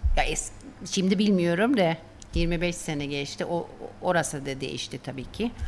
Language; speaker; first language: Turkish; non-native, fluent; Swedish